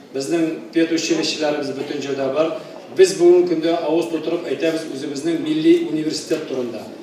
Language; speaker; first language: Tatar; native; Tatar